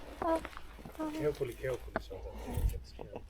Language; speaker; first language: English; non-native, fluent; Finnish